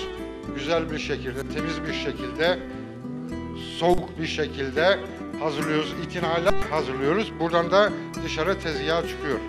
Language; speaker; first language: Turkish; native; Turkish